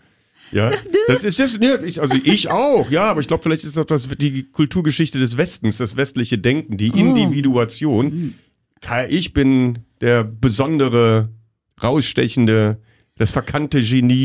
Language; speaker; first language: German; native; German